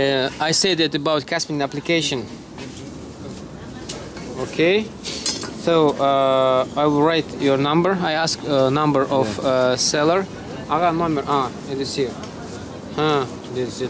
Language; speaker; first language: English; non-native, learner; Kazakh